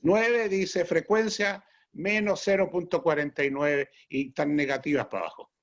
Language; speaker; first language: Spanish; native; Spanish